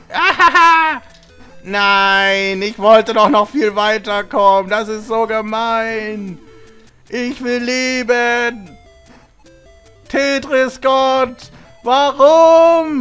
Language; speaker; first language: German; native; German